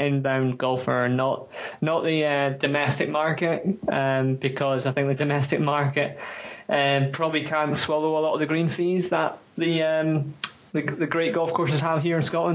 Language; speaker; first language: English; native; English